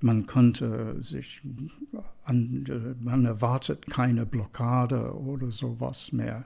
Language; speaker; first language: German; non-native, fluent; English